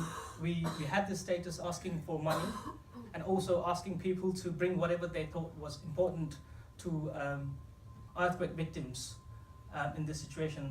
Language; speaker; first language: English; non-native, fluent; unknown